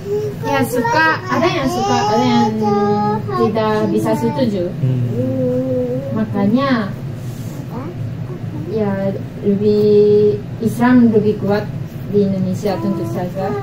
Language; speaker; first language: Indonesian; non-native, learner; Japanese